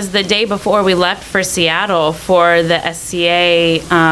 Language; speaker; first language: English; native; English